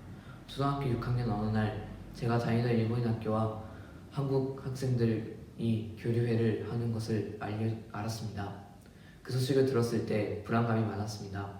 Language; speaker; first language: Korean; early bilingual, other home language; Japanese